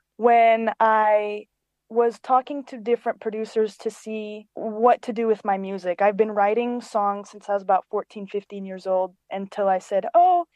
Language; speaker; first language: English; early bilingual, other home language; Greek